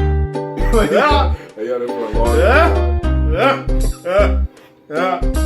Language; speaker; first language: English; native; English